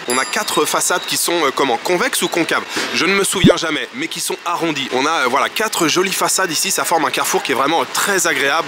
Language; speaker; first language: French; native; French